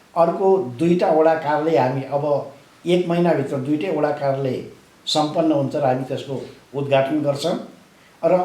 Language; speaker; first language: Nepali; native; Nepali